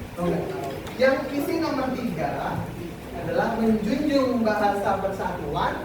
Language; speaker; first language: Indonesian; non-native, local second language; Javanese